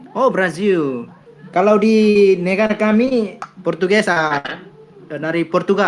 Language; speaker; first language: Indonesian; non-native, fluent; Tetum